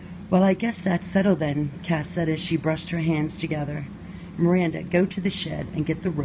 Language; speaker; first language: English; native; English